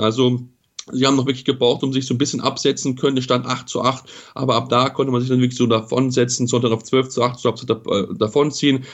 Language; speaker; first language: German; native; German